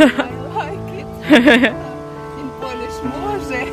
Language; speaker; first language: English; non-native, learner; Ukrainian